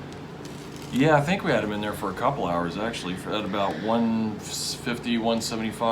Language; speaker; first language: English; native; English